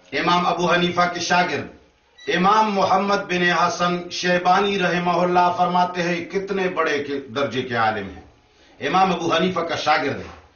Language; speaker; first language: Urdu; non-native, local second language; Pashto